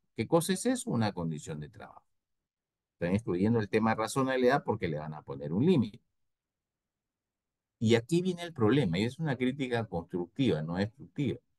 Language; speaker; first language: Spanish; native; Spanish